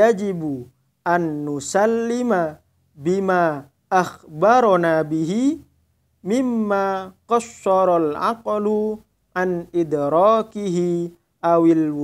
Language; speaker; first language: Arabic; non-native, fluent; Indonesian